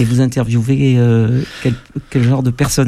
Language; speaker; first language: French; native; French